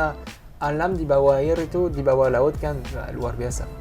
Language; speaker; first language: Indonesian; non-native, fluent; French